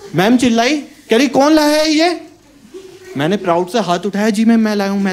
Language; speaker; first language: Hindi; native; Hindi